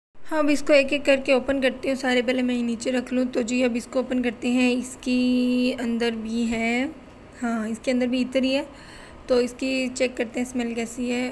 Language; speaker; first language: Urdu; non-native, local second language; Punjabi